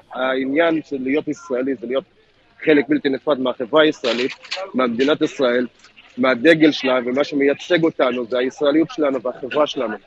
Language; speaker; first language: Hebrew; non-native, local second language; Arabic